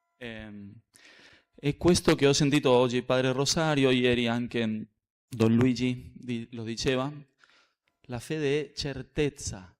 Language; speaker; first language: Italian; non-native, fluent; Spanish